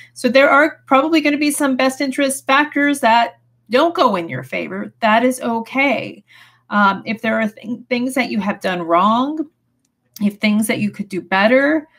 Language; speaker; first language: English; native; English